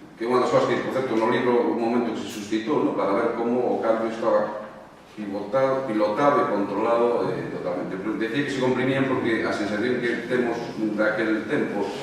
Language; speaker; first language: Galician; non-native, local second language; Spanish